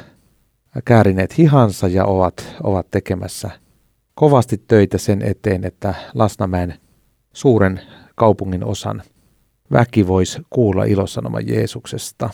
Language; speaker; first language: Finnish; native; Finnish